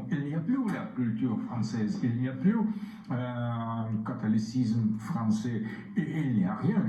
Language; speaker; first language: French; non-native, fluent; Russian